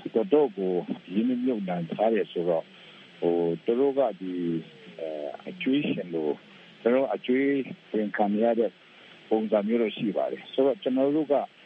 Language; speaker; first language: Burmese; non-native, local second language; Kachin